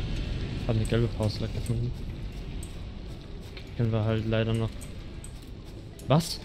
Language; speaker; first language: German; native; German